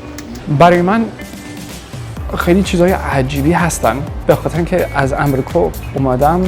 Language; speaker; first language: Persian; non-native, learner; English